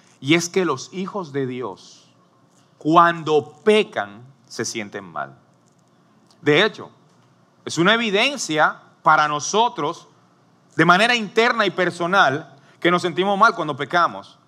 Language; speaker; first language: Spanish; native; Spanish